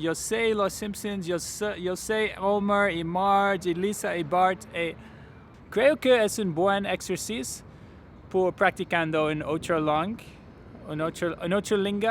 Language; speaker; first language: Spanish; non-native, learner; English